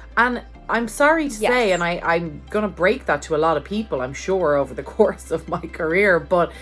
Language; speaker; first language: English; native; English